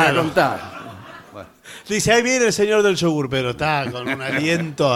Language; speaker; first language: Spanish; native; Spanish